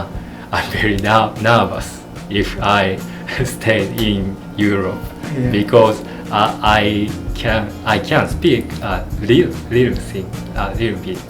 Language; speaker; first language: English; non-native, learner; Japanese